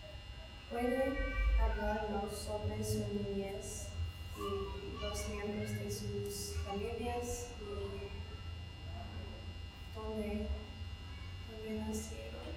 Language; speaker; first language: Spanish; non-native, fluent; English